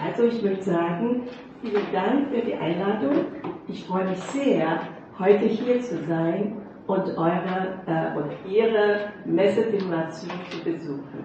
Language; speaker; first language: German; non-native, fluent; Chinese